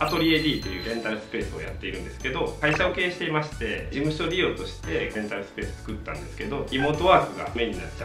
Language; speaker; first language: Japanese; native; Japanese